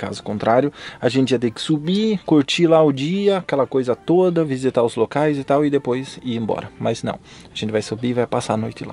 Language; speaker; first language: Portuguese; native; Portuguese